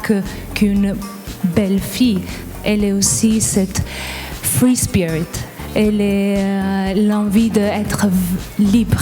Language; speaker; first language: French; non-native, learner; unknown